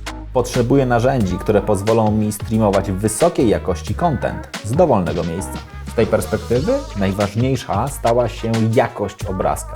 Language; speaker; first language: Polish; native; Polish